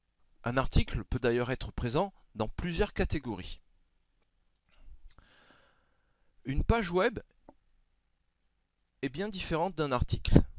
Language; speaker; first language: French; native; French